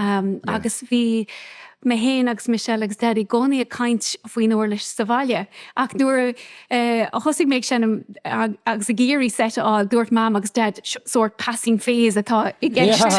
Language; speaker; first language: Irish; non-native, local second language; English